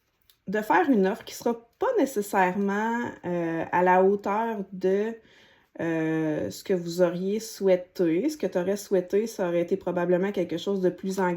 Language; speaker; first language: French; native; French